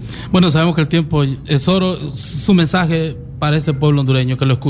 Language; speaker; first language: Spanish; native; Spanish